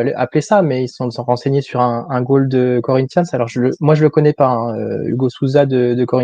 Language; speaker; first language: French; native; French